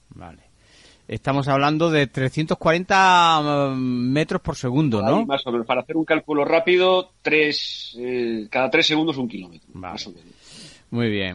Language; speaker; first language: Spanish; native; Spanish